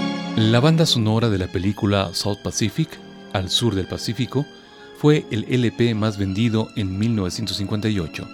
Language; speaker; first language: Spanish; native; Spanish